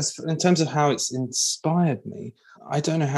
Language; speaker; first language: English; native; English